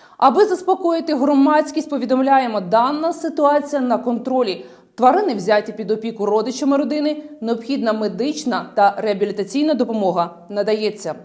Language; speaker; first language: Ukrainian; native; Ukrainian